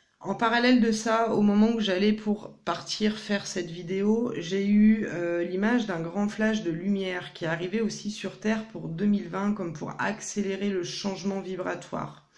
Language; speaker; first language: French; native; French